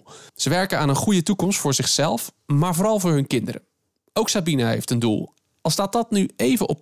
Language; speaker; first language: Dutch; native; Dutch